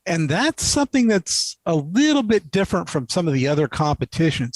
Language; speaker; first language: English; native; English